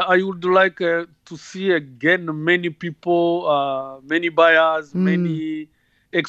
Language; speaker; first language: English; non-native, local second language; Kinyarwanda